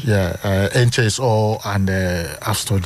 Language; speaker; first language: Dutch; non-native, learner; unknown